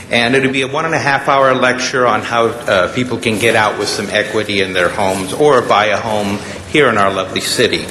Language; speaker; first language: English; native; English